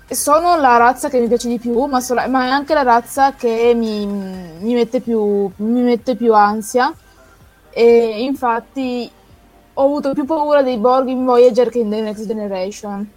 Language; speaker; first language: Italian; native; Italian